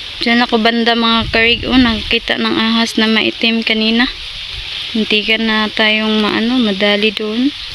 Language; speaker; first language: Filipino; non-native, local second language; Cebuano